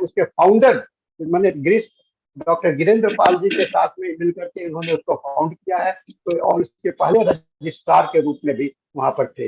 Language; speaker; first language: Hindi; native; Hindi